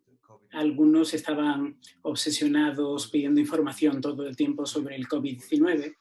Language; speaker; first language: Spanish; non-native, fluent; Turkish